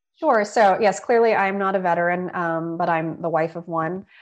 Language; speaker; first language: English; native; English